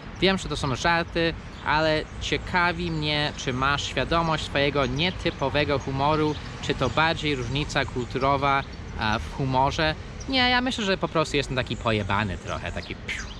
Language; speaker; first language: Polish; early bilingual, heritage; Polish